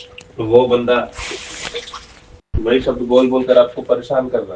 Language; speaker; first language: Hindi; native; Hindi